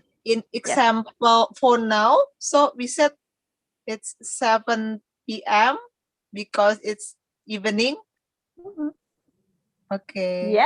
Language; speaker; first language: English; non-native, learner; Indonesian